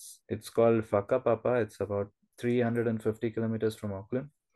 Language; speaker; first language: English; non-native, local second language; Telugu